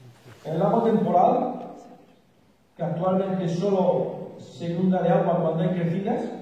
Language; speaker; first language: Spanish; native; Spanish